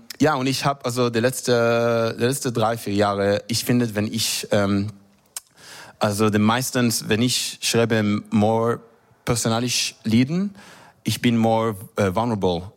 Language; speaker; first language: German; non-native, learner; Hebrew